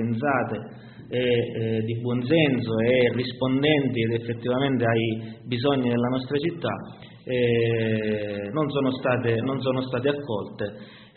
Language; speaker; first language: Italian; native; Italian